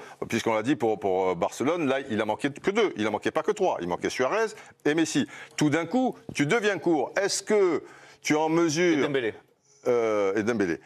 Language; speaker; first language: French; native; French